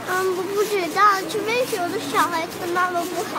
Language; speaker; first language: Chinese; early bilingual, heritage; Chinese